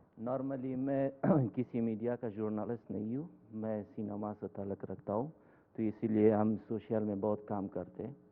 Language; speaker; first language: Hindi; non-native, fluent; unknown